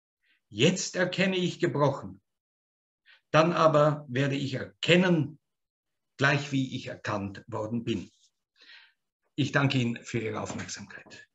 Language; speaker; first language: German; native; German